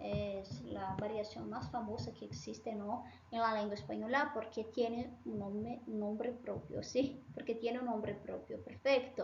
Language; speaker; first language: Spanish; non-native, fluent; Portuguese